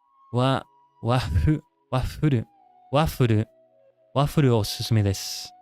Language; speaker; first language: Japanese; non-native, learner; English